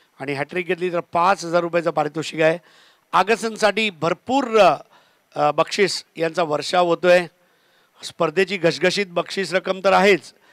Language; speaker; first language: Marathi; native; Marathi